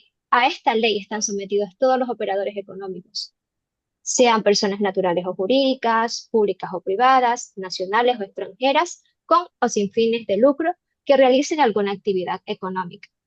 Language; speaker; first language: Spanish; native; Spanish